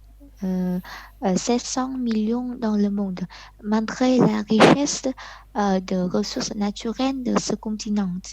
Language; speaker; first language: French; non-native, learner; Vietnamese